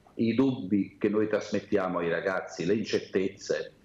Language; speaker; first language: Italian; native; Italian